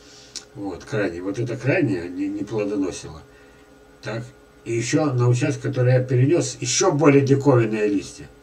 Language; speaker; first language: Russian; native; Russian